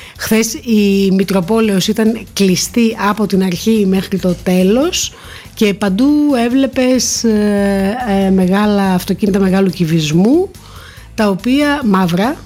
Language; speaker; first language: Greek; native; Greek